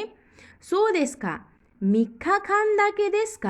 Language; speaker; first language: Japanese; non-native, fluent; Nepali